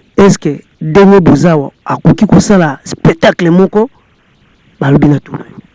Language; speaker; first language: Lingala; non-native, local second language; Kongo